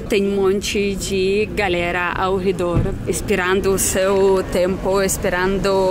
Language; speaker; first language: Portuguese; non-native, fluent; Russian